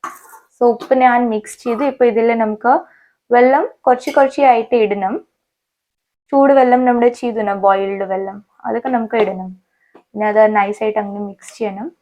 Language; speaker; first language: Malayalam; non-native, fluent; Hindi